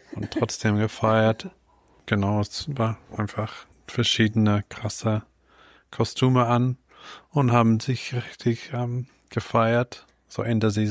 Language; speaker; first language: German; non-native, fluent; English